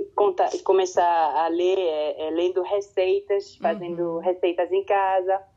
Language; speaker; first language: Portuguese; non-native, fluent; French